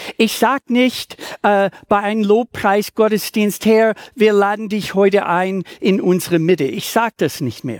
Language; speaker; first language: German; native; German